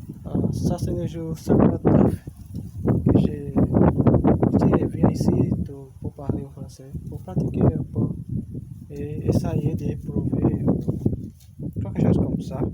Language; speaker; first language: French; non-native, learner; Portuguese